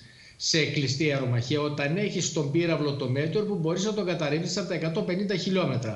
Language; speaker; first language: Greek; native; Greek